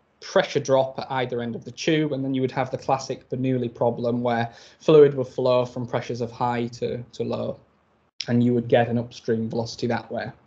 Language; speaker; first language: English; native; English